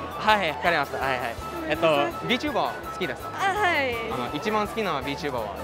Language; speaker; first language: Japanese; non-native, fluent; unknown